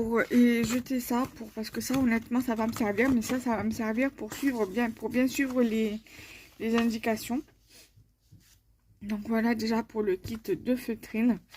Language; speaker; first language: French; native; French